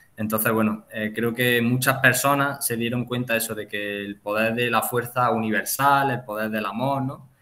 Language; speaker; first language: Spanish; native; Spanish